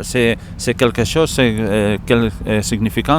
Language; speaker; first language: French; non-native, learner; Spanish